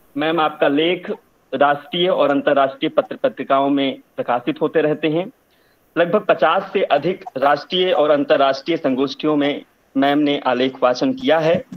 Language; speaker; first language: Hindi; native; Hindi